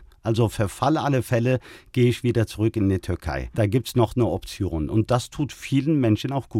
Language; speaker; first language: German; early bilingual, other home language; Turkish